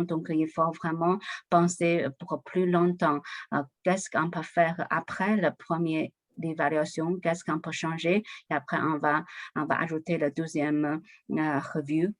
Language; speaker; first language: French; non-native, learner; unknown